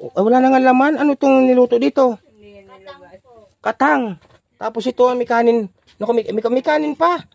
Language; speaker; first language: Filipino; native; Filipino